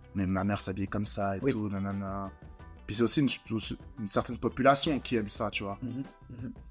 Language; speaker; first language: French; native; French